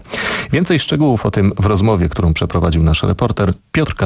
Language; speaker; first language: Polish; native; Polish